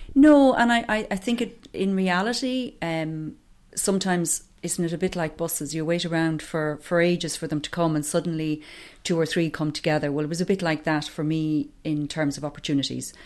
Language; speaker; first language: English; native; English